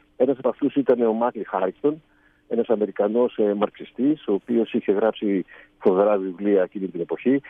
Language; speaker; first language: Greek; native; Greek